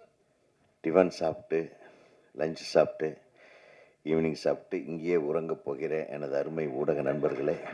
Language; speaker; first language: Tamil; native; Tamil